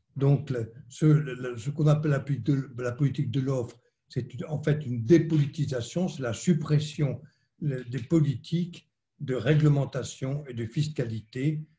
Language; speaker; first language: French; native; French